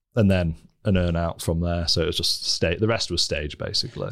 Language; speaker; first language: English; native; English